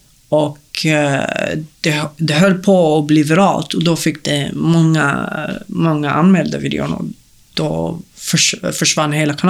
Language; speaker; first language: Swedish; non-native, fluent; Arabic